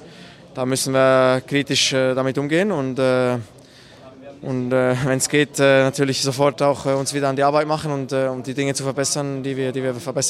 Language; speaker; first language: German; native; German